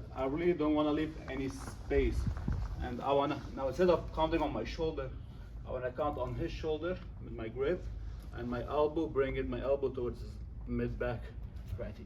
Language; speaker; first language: English; non-native, fluent; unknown